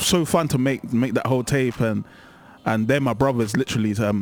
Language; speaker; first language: English; native; English